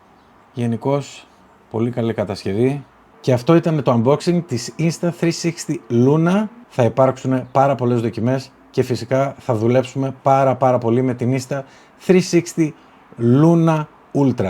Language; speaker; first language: Greek; native; Greek